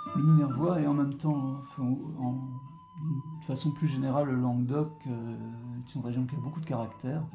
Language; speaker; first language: French; native; French